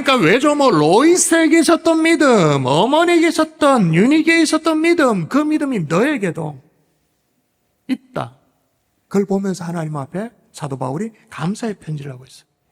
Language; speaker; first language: Korean; native; Korean